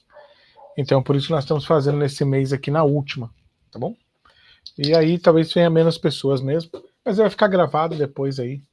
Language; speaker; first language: Portuguese; native; Portuguese